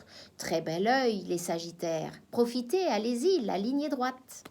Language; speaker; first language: French; native; French